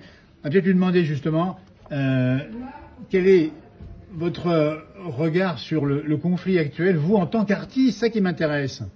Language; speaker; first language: French; native; French